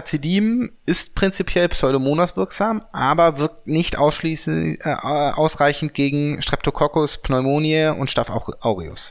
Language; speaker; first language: German; native; German